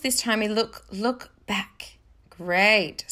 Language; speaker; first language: English; native; English